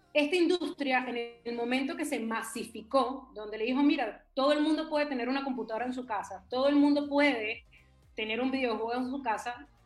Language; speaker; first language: Spanish; native; Spanish